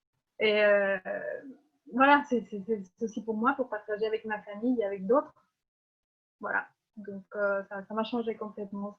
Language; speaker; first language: French; non-native, fluent; Spanish